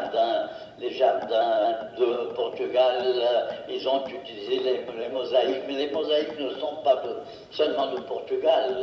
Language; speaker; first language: French; non-native, fluent; Portuguese